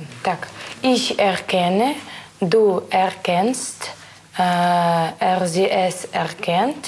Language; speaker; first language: German; non-native, learner; Russian